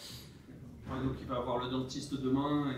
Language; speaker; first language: French; native; French